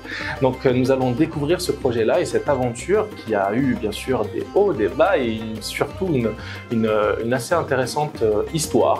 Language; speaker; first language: French; native; French